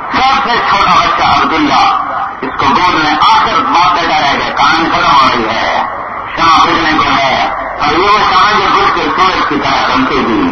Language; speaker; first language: Urdu; native; Urdu